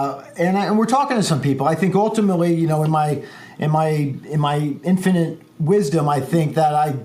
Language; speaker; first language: English; native; English